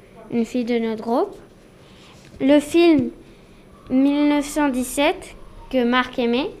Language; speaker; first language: French; early bilingual, heritage; French